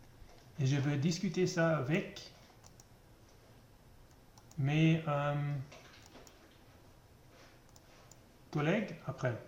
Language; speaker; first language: French; non-native, learner; German